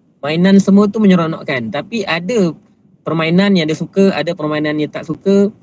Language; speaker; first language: Malay; native; Malay